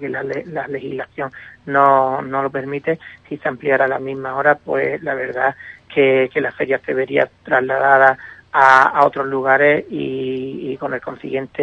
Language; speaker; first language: Spanish; native; Spanish